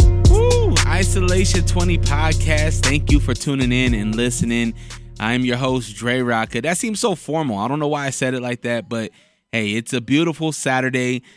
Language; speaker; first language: English; native; English